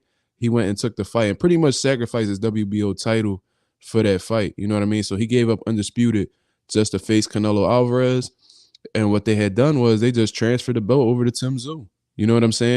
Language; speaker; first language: English; native; English